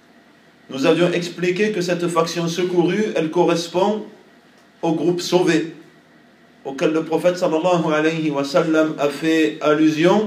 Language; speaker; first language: French; native; French